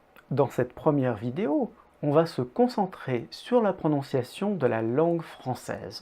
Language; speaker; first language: French; native; French